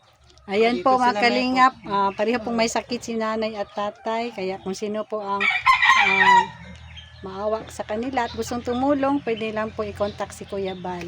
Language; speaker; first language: Filipino; non-native, local second language; Cebuano